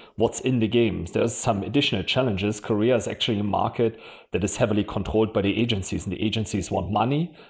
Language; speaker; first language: English; non-native, fluent; German